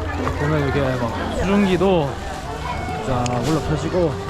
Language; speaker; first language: Korean; native; Korean